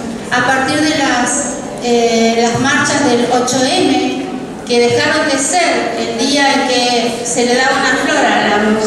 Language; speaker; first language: Spanish; native; Spanish